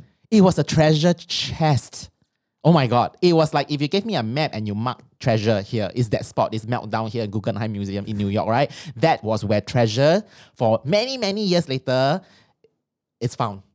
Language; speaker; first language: English; non-native, local second language; Chinese